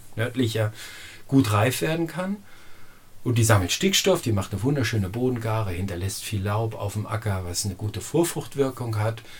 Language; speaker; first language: German; native; German